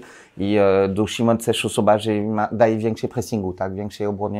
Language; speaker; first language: Polish; non-native, learner; French